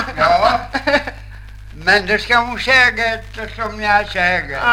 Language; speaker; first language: Swedish; native; Swedish